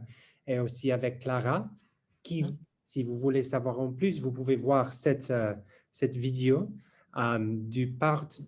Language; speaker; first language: French; non-native, learner; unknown